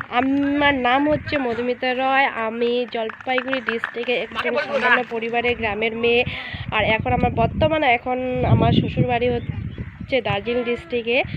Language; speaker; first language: Bangla; non-native, local second language; Rangpuri